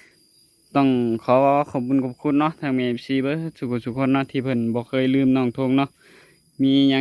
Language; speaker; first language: Thai; non-native, local second language; Lao